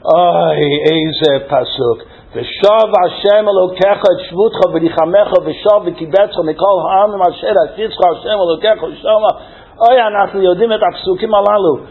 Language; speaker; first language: Hebrew; non-native, fluent; English